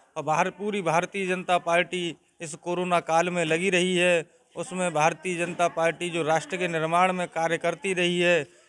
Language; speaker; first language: Hindi; native; Hindi